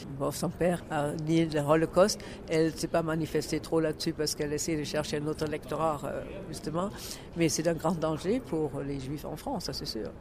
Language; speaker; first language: French; non-native, fluent; German